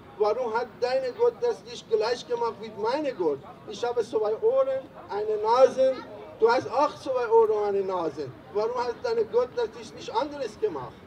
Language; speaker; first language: German; non-native, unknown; Persian